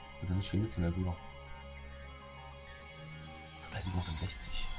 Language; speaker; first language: German; native; German